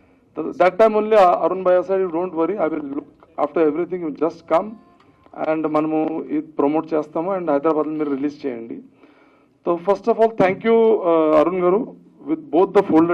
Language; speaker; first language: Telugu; early bilingual, heritage; Telugu